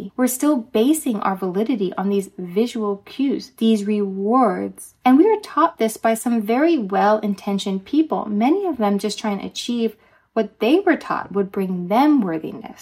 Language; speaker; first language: English; native; English